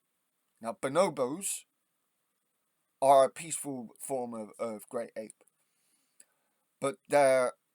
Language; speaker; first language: English; native; English